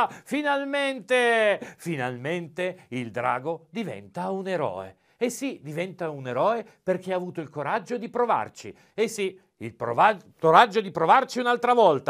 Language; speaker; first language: Italian; native; Italian